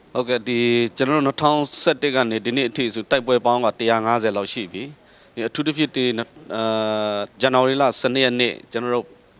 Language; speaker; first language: Burmese; non-native, local second language; Shwe Palaung